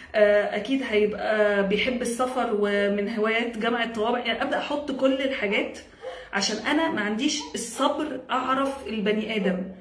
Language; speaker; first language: Arabic; native; Arabic